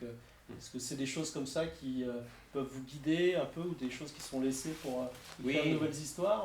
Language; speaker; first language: French; native; French